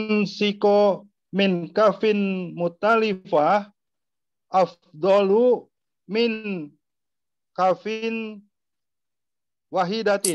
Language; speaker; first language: Arabic; non-native, learner; Indonesian